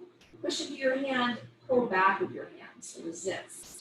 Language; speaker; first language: English; native; English